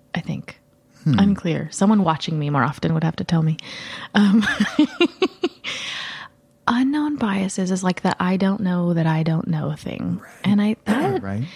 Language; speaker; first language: English; native; English